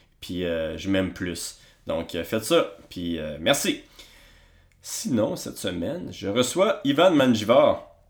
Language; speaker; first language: French; native; French